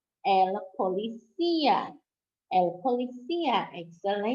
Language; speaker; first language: Spanish; non-native, fluent; English